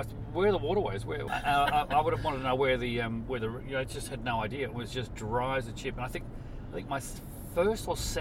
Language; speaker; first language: English; native; English